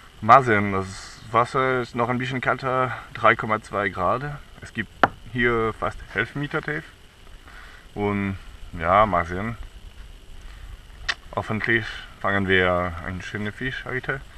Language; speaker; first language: German; non-native, fluent; French